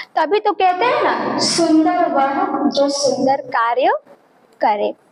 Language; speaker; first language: Hindi; native; Hindi